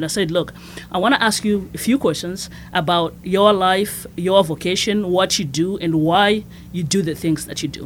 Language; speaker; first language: English; non-native, local second language; Shona